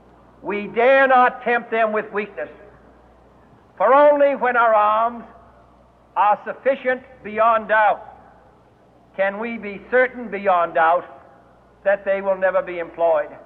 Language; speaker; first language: English; native; English